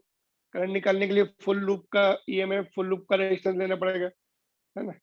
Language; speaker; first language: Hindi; non-native, local second language; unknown